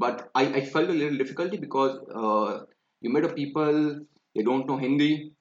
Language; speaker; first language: English; non-native, local second language; Hindi